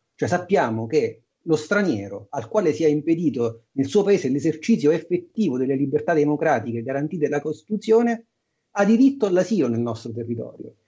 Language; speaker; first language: Italian; native; Italian